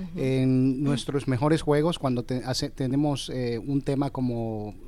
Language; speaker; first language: Spanish; early bilingual, heritage; Spanish